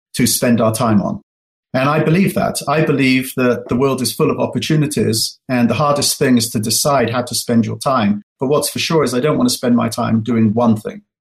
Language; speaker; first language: English; native; English